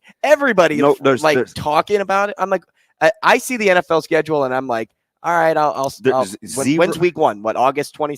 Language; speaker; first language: English; native; English